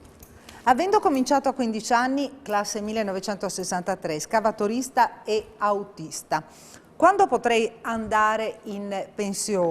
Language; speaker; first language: Italian; native; Italian